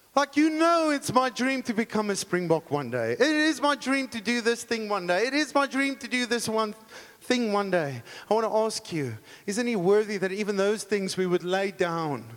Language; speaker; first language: English; non-native, local second language; Afrikaans